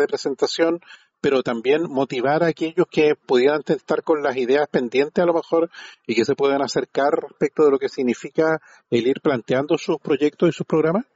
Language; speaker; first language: Spanish; native; Spanish